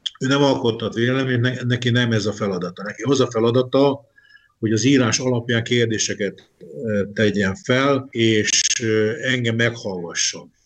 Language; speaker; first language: Hungarian; native; Hungarian